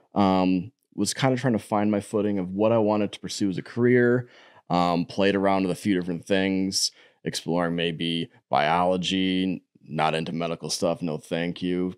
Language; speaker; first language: English; native; English